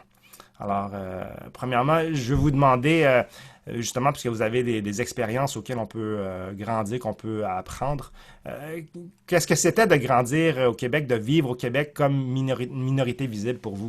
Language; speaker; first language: French; native; French